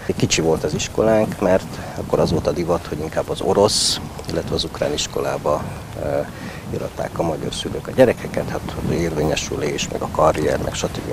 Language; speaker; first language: Hungarian; native; Hungarian